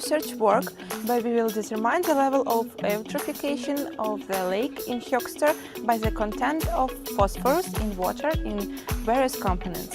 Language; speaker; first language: English; non-native, fluent; Ukrainian